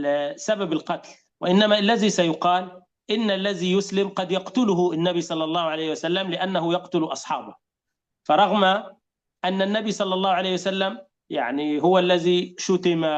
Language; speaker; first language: Arabic; native; Arabic